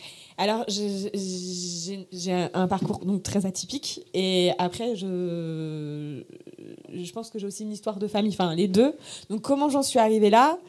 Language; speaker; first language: French; native; French